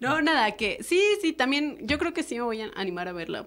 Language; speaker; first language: Spanish; native; Spanish